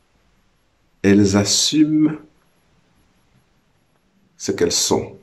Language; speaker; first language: French; native; French